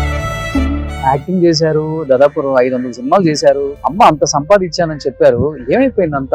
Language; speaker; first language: Telugu; native; Telugu